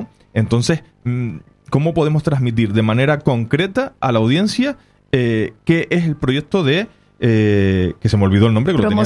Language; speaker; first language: Spanish; native; Spanish